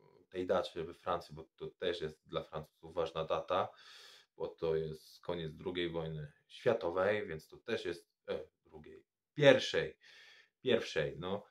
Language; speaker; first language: Polish; non-native, fluent; French